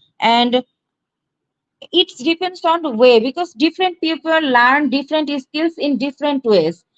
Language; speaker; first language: English; non-native, learner; Bangla